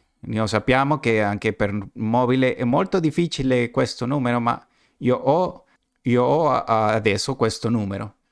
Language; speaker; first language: Italian; non-native, learner; Spanish